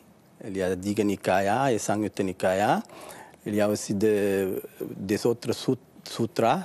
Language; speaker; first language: French; non-native, learner; Sinhala